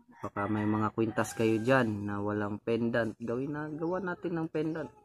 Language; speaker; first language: Filipino; non-native, local second language; Cebuano